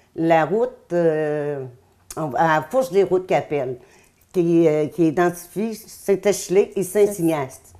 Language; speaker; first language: French; native; French